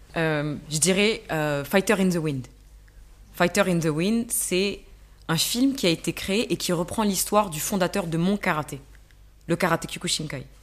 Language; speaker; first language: French; native; French